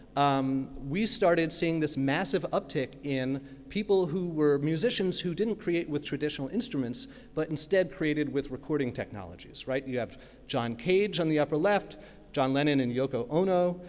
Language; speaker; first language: English; native; English